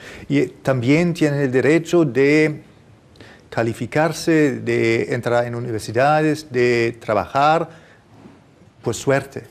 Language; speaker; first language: Spanish; non-native, fluent; German